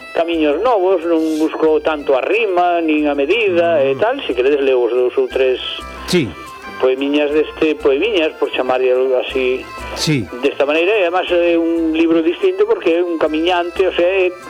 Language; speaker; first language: Galician; native; Galician